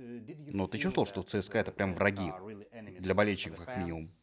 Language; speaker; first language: Russian; native; Russian